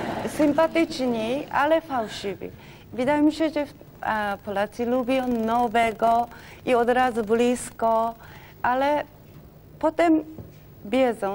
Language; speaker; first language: Polish; non-native, learner; Japanese